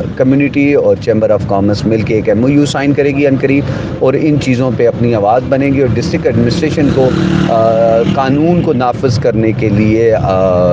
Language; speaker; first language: Urdu; non-native, local second language; Northern Hindko